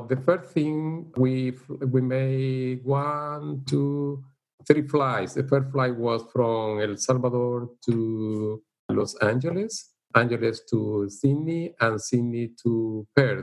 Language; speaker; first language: English; non-native, learner; Spanish